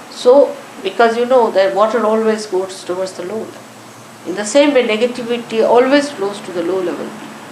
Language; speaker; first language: English; non-native, local second language; Marathi